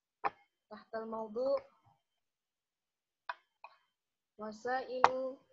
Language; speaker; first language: Arabic; non-native, learner; Indonesian